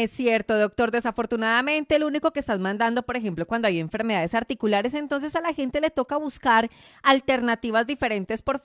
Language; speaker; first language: Spanish; native; Spanish